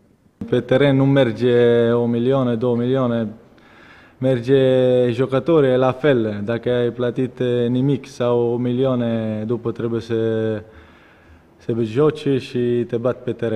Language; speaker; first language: Romanian; non-native, learner; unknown